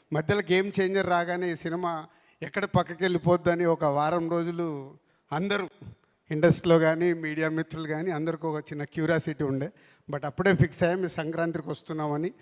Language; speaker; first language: Telugu; native; Telugu